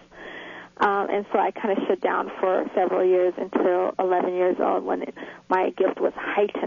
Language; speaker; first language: English; native; English